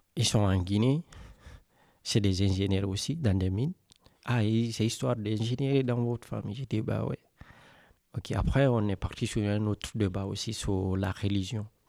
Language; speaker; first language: French; non-native, local second language; Fula